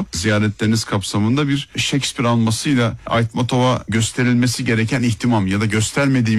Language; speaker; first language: Turkish; native; Turkish